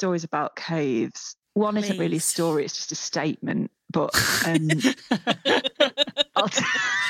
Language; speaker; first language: English; native; English